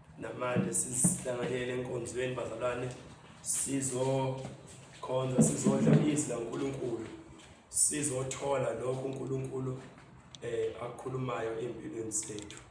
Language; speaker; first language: Zulu; native; Zulu